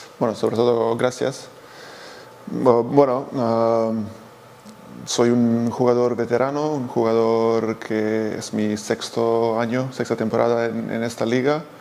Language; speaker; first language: Spanish; non-native, fluent; Serbian